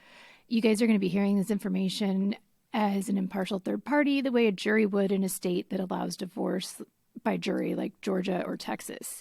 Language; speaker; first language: English; native; English